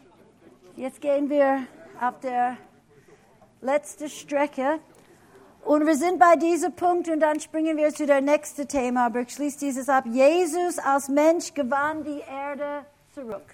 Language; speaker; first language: German; non-native, fluent; English